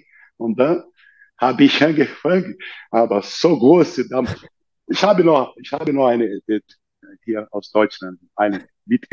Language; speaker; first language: German; non-native, learner; Portuguese